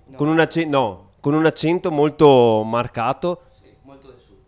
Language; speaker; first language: Italian; native; Italian